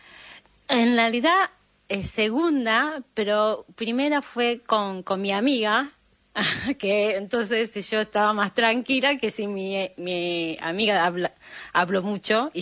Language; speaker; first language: Spanish; non-native, learner; Japanese